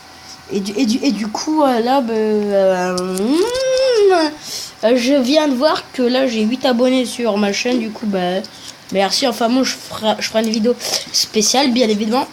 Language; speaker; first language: French; native; French